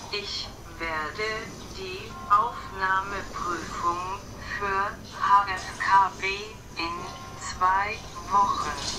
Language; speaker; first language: German; non-native, learner; Chinese